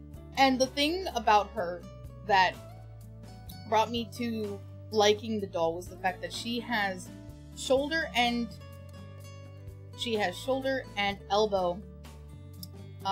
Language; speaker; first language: English; native; English